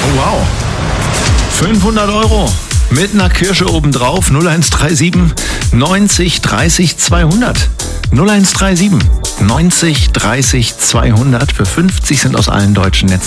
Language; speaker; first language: German; native; German